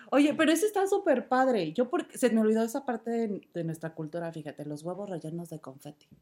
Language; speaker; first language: Spanish; native; Spanish